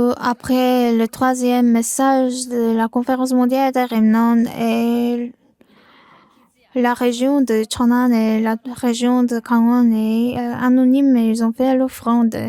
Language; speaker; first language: French; non-native, learner; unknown